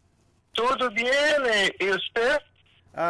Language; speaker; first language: Spanish; non-native, learner; Portuguese